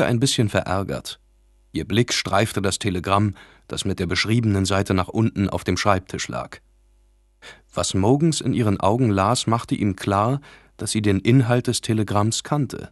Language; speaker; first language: German; native; German